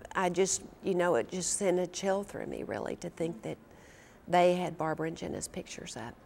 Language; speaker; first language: English; native; English